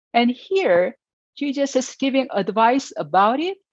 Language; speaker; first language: English; non-native, fluent; Korean